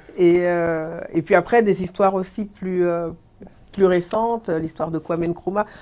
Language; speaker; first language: French; early bilingual, other home language; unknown